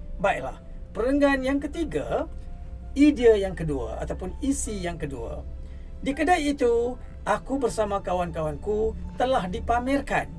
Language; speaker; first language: Malay; non-native, local second language; Tamil